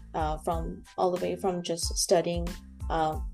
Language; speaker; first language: English; non-native, local second language; Bangla